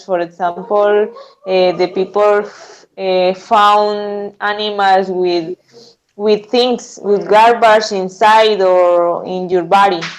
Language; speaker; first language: English; non-native, learner; Spanish